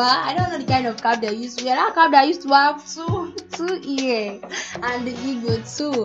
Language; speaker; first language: English; non-native, local second language; Yoruba